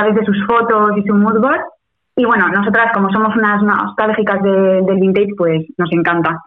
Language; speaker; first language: Spanish; non-native, local second language; Basque